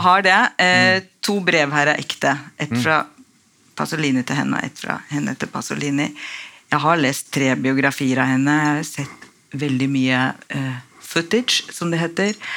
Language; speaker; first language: Norwegian; native; Norwegian